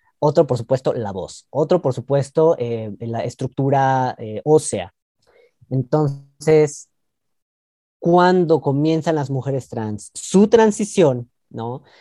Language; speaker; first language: Spanish; native; Spanish